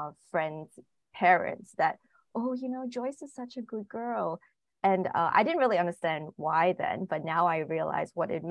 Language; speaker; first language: English; non-native, local second language; Chinese